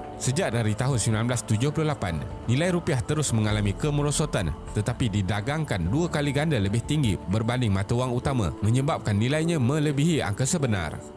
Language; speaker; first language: Malay; native; Malay